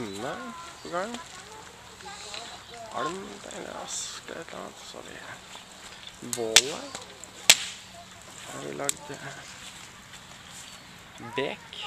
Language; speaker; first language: Norwegian; native; Norwegian